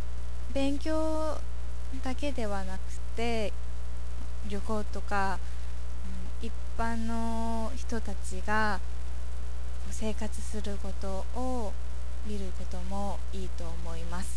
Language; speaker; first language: Japanese; non-native, fluent; Korean